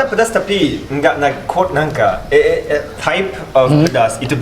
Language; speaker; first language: Indonesian; non-native, learner; Japanese